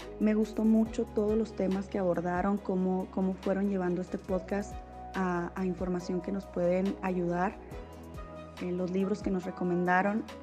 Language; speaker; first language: Spanish; native; Spanish